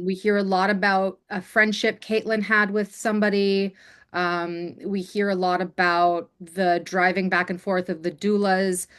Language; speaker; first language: English; native; English